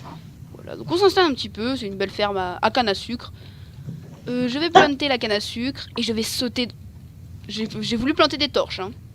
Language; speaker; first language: French; native; French